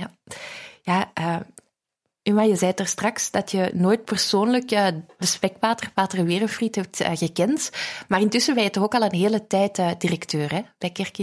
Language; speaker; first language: Dutch; native; Dutch